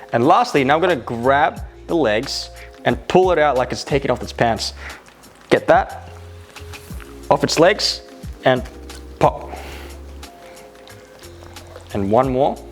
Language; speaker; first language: English; native; English